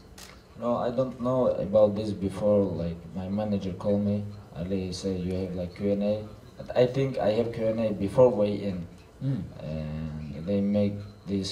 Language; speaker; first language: English; non-native, learner; Russian